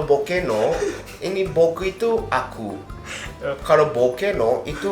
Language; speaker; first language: Indonesian; non-native, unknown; Japanese